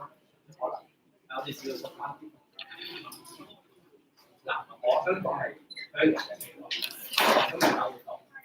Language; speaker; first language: Chinese; native; Chinese